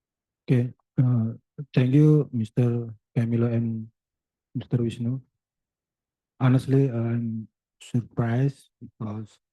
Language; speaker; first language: English; non-native, learner; Indonesian